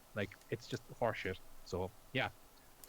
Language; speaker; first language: English; native; English